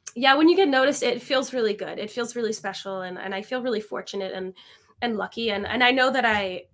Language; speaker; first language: English; native; English